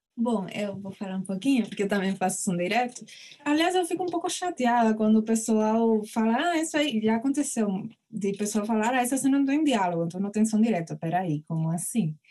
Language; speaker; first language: Portuguese; non-native, fluent; Spanish